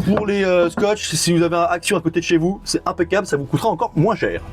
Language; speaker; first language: French; native; French